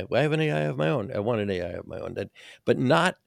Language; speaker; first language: English; native; English